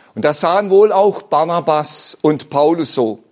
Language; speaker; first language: German; native; German